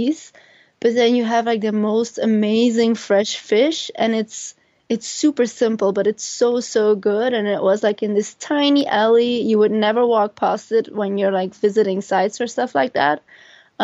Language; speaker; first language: English; non-native, fluent; Dutch